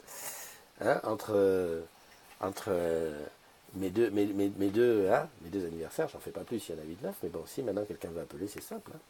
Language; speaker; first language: French; native; French